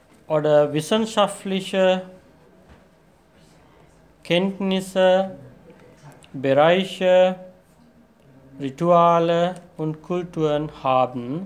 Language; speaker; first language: German; non-native, fluent; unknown